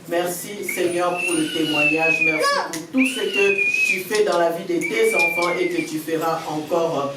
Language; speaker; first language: French; non-native, local second language; Lingala